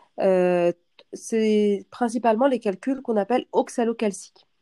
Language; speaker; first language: French; native; French